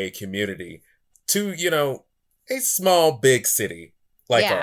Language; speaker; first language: English; native; English